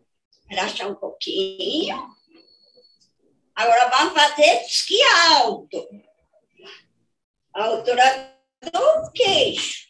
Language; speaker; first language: Portuguese; non-native, fluent; Japanese